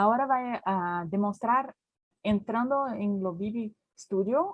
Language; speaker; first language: Spanish; non-native, learner; Portuguese